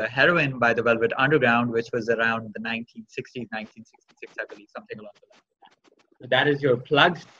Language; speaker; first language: Urdu; native; Urdu